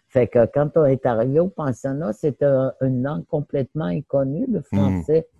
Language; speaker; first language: French; native; French